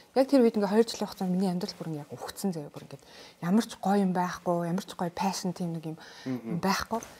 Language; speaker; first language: Mongolian; native; Mongolian